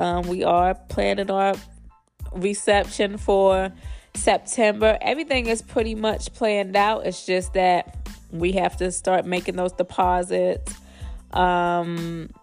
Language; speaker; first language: English; native; English